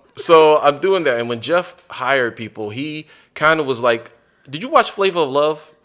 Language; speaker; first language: English; native; English